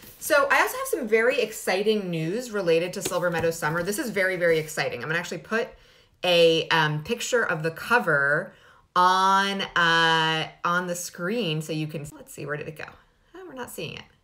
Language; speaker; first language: English; early bilingual, other home language; Spanish